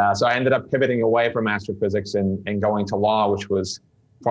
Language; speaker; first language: English; non-native, fluent; Turkish